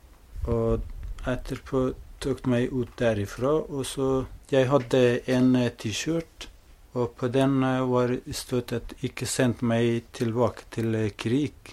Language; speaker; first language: Norwegian; non-native, fluent; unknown